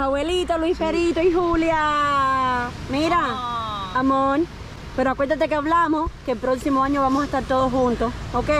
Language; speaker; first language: Spanish; native; Spanish